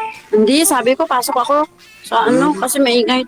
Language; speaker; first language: Filipino; non-native, local second language; Hiligaynon